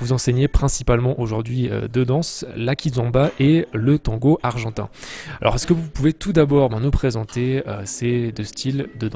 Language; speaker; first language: French; native; French